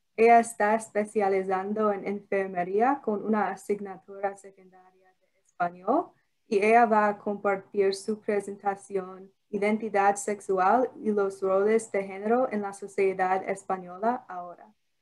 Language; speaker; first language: Spanish; non-native, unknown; English